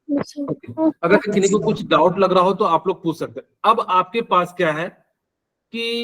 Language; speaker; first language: Hindi; native; Hindi